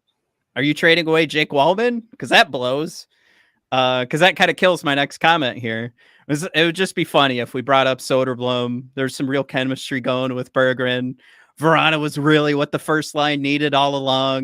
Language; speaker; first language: English; native; English